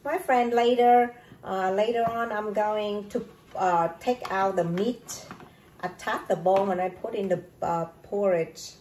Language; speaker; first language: English; non-native, learner; Vietnamese